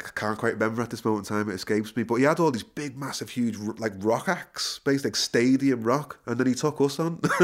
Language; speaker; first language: English; native; English